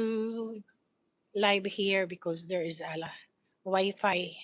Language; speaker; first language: English; non-native, learner; Filipino